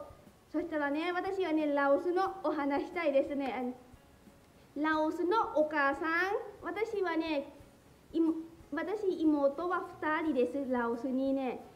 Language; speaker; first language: Japanese; non-native, learner; Lao